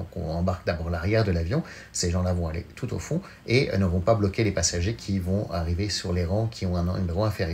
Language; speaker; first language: French; native; French